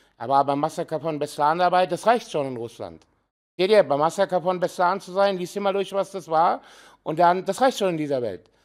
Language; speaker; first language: German; early bilingual, other home language; Serbian